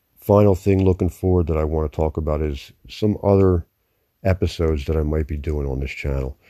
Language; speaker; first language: English; native; English